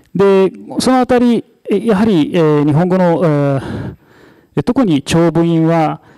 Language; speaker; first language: Japanese; non-native, fluent; Arabic